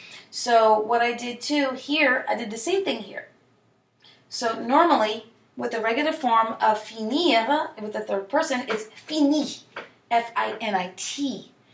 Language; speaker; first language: English; native; English